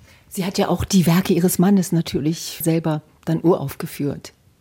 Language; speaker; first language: German; native; German